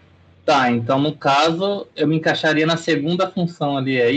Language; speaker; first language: Portuguese; native; Portuguese